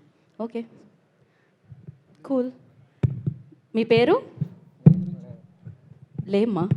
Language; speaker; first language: Telugu; native; Telugu